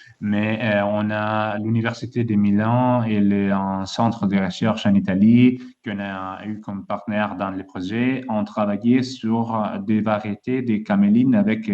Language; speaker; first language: French; non-native, fluent; Italian